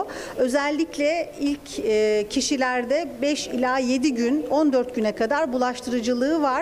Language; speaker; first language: Turkish; native; Turkish